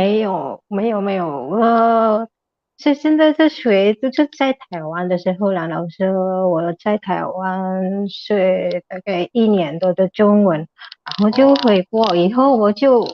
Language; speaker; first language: Chinese; non-native, learner; Indonesian